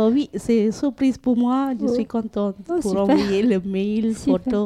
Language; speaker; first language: French; non-native, learner; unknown